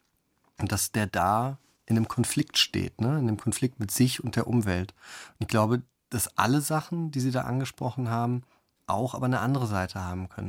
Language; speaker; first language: German; native; German